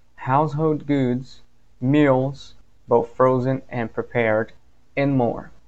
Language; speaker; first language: English; non-native, fluent; Portuguese